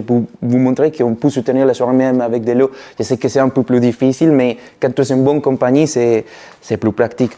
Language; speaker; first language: French; non-native, fluent; Spanish